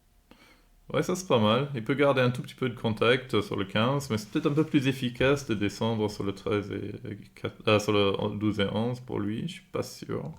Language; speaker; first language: French; non-native, fluent; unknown